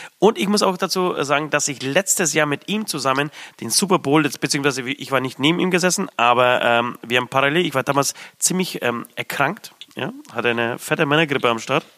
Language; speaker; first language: German; early bilingual, other home language; Polish